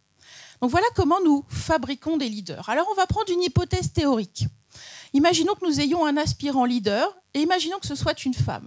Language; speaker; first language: French; native; French